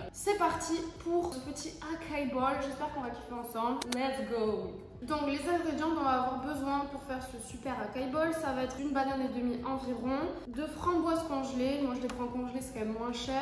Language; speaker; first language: French; native; French